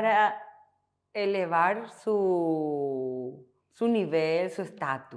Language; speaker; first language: Spanish; non-native, fluent; Korean